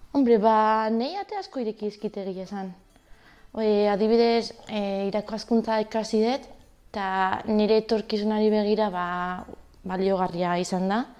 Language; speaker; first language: Basque; early bilingual, other home language; Spanish